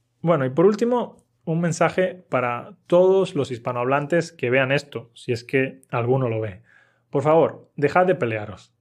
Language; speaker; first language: Spanish; native; Spanish